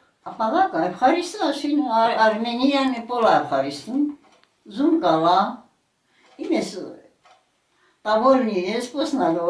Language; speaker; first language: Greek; early bilingual, heritage; Greek